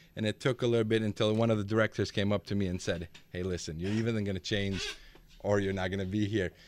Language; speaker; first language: English; early bilingual, other home language; Macedonian